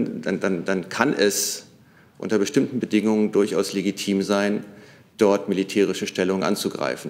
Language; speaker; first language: German; native; German